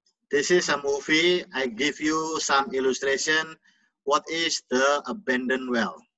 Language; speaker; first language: English; non-native, fluent; Indonesian